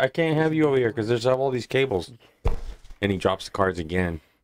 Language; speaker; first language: English; early bilingual, other home language; Spanish